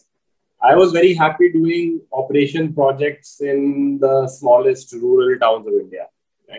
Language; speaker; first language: English; non-native, local second language; Hindi